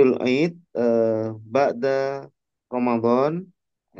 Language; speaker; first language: Arabic; non-native, learner; Indonesian